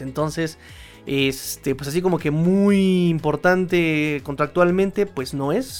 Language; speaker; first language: Spanish; native; Spanish